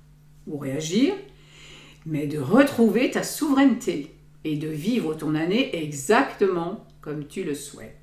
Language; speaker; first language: French; native; French